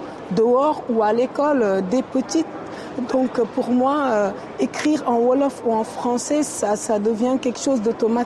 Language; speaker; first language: French; non-native, local second language; Wolof